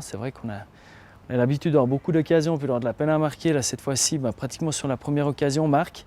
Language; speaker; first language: French; native; French